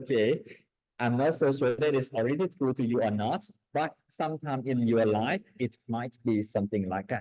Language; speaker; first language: English; non-native, fluent; Thai